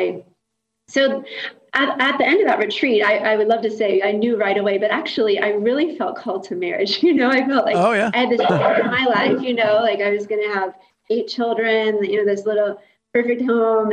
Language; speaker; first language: English; native; English